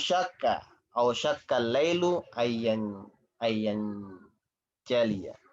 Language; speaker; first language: Arabic; non-native, fluent; Indonesian